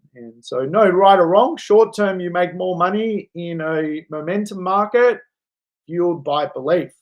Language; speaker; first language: English; native; English